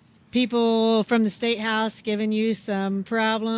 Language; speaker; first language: English; native; English